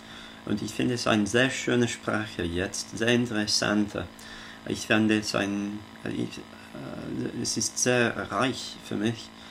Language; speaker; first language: German; non-native, learner; English